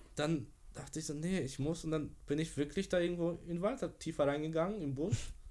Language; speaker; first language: German; early bilingual, other home language; Polish